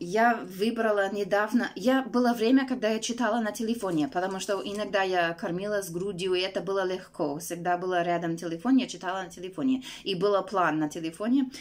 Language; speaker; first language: Russian; non-native, fluent; English